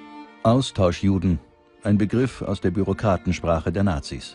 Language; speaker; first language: German; native; German